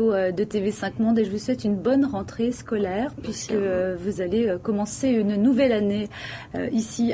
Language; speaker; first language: French; native; French